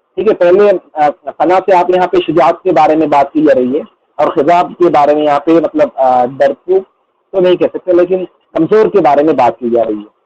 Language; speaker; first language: Urdu; non-native, local second language; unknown